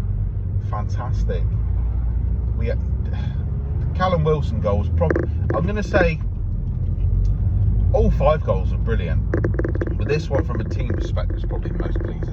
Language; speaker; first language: English; native; English